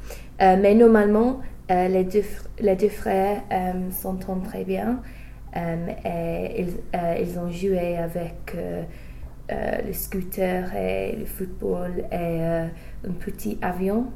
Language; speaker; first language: French; non-native, learner; English